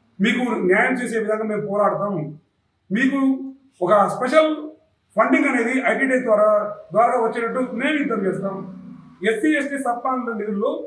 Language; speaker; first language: Telugu; non-native, local second language; Lambadi